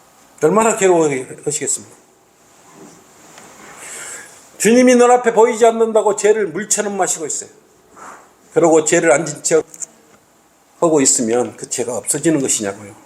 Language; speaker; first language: Korean; native; Korean